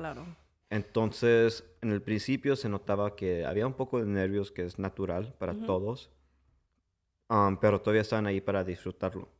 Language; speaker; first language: Spanish; early bilingual, heritage; English